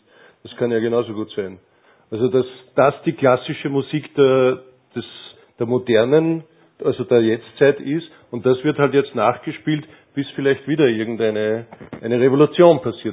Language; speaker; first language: German; native; German